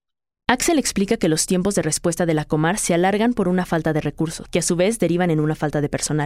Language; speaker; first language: Spanish; native; Spanish